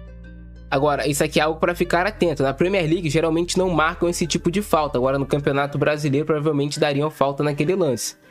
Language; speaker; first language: Portuguese; native; Portuguese